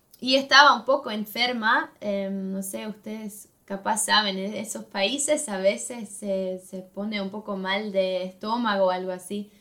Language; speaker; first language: Spanish; non-native, fluent; German